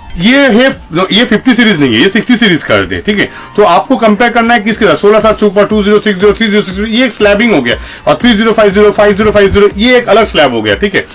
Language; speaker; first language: Hindi; non-native, local second language; Bangla